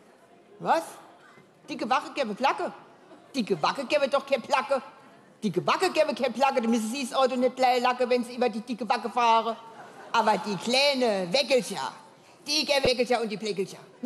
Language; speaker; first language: German; native; German